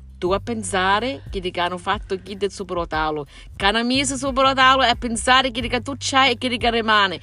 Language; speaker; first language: Italian; non-native, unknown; Sicilian